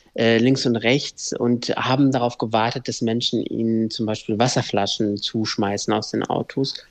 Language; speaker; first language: German; early bilingual, other home language; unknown